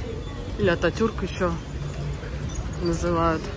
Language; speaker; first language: Russian; native; Russian